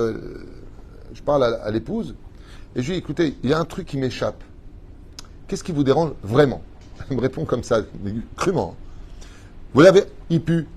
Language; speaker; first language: French; native; French